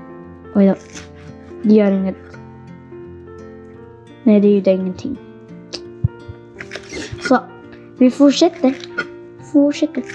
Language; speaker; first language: Swedish; non-native, fluent; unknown